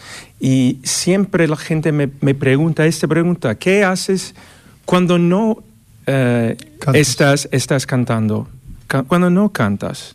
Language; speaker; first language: Spanish; non-native, fluent; English